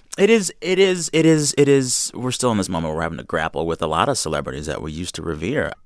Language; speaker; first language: English; native; English